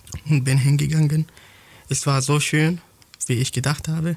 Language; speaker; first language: German; non-native, learner; Arabic